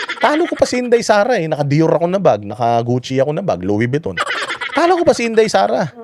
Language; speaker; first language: Filipino; non-native, local second language; Iloko